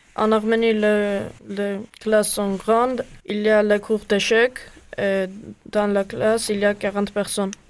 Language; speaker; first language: French; non-native, fluent; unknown